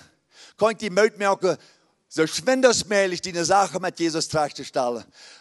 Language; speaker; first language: German; early bilingual, heritage; Plautdietsch